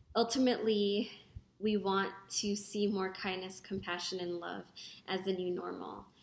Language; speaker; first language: English; non-native, local second language; Filipino